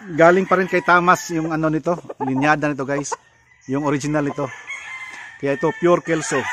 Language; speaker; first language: Filipino; non-native, local second language; Cebuano